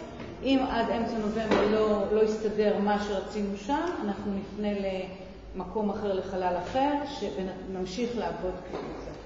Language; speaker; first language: Hebrew; native; Hebrew